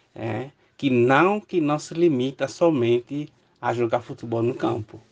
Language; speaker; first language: Portuguese; non-native, fluent; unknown